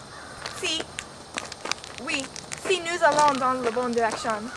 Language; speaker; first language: French; non-native, learner; English